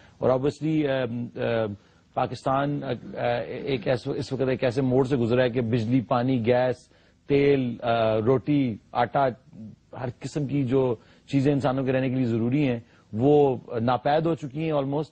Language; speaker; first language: Urdu; native; Urdu